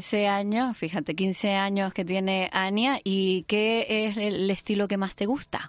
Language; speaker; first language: Spanish; native; Spanish